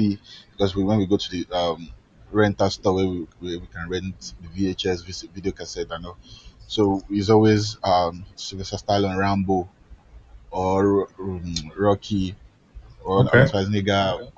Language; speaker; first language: English; non-native, local second language; Yoruba